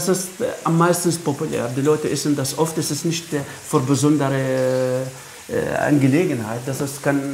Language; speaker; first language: German; non-native, fluent; Arabic